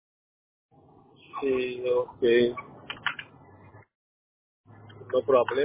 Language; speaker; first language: Spanish; non-native, learner; Portuguese